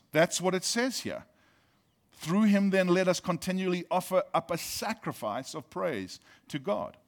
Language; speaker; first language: English; native; English